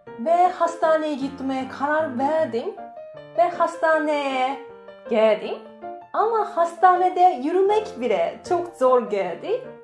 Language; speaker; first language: Turkish; non-native, learner; Japanese